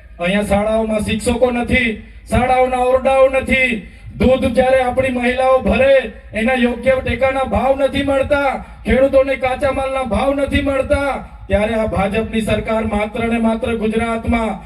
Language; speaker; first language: Gujarati; non-native, local second language; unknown